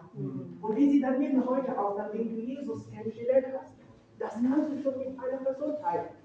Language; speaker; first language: German; non-native, fluent; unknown